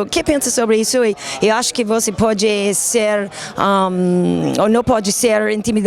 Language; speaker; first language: Portuguese; non-native, learner; English